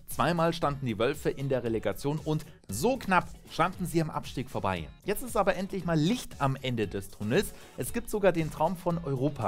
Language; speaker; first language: German; native; German